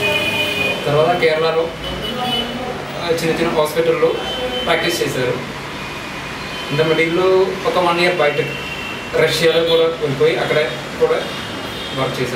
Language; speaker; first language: Telugu; non-native, learner; Malayalam